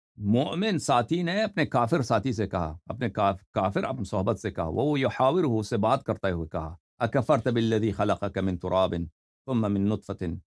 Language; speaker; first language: Urdu; native; Urdu